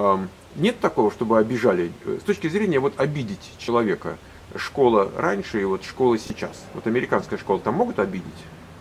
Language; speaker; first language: Russian; native; Russian